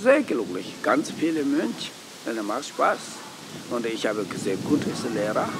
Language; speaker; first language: German; non-native, learner; Tibetan